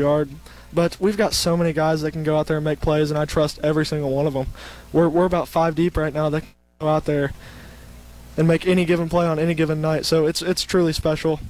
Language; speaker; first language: English; native; English